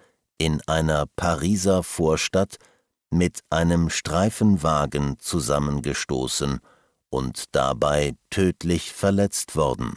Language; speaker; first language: German; native; German